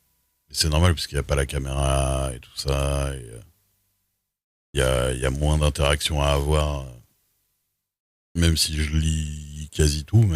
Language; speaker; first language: French; native; French